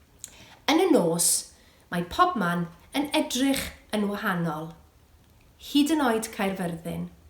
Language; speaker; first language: Welsh; native; Welsh